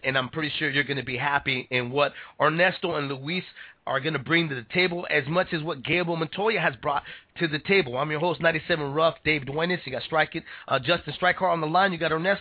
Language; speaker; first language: English; native; English